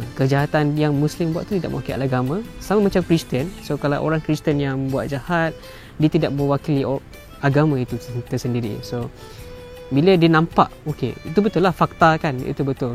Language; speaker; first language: Malay; native; Malay